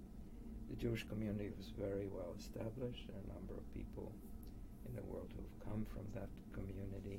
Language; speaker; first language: English; early bilingual, other home language; Polish